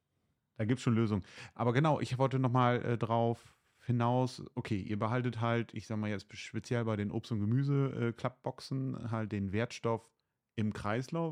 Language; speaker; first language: German; native; German